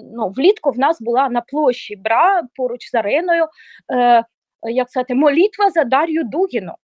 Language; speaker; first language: Ukrainian; non-native, local second language; Russian